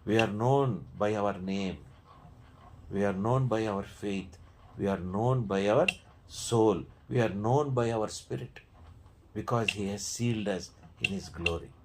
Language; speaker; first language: English; non-native, local second language; Telugu